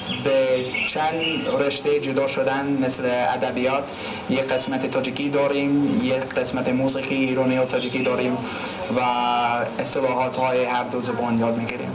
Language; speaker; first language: Persian; early bilingual, heritage; Persian